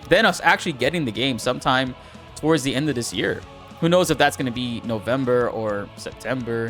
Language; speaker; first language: English; native; English